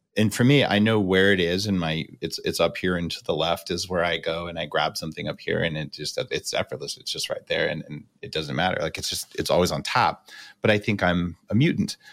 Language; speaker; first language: English; native; English